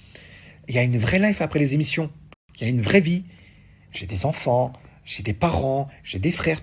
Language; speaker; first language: French; native; French